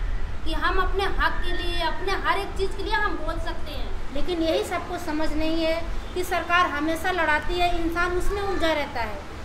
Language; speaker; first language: Hindi; native; Hindi